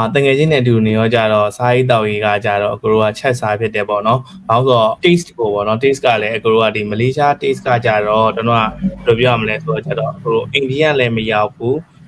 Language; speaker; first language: Burmese; native; Burmese